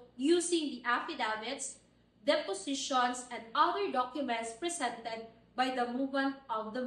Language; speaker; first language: English; non-native, local second language; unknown